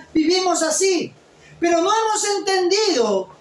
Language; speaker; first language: Spanish; native; Spanish